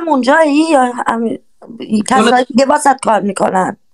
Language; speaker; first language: German; native; German